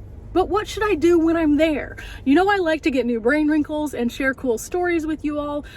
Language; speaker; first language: English; native; English